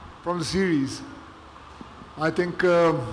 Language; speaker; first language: English; non-native, local second language; Hindi